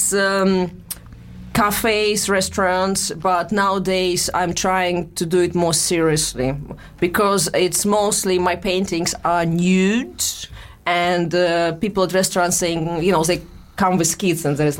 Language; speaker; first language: English; non-native, fluent; Russian